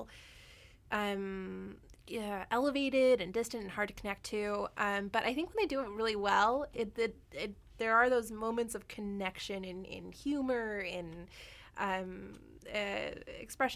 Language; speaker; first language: English; native; English